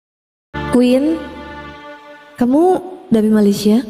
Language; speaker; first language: Indonesian; native; Indonesian